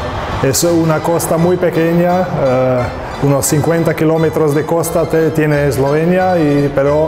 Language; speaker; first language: Spanish; non-native, fluent; Slovenian